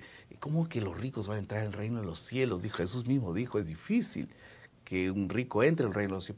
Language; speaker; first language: Spanish; non-native, fluent; Portuguese